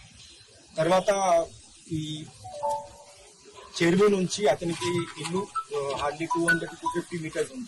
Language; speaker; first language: Telugu; non-native, local second language; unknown